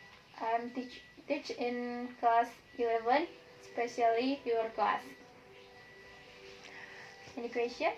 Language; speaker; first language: English; non-native, learner; Indonesian